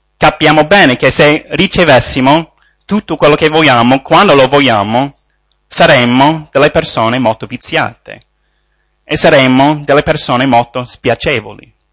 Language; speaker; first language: Italian; non-native, fluent; English